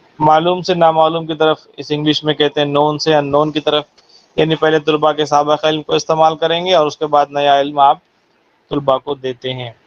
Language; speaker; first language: Urdu; native; Urdu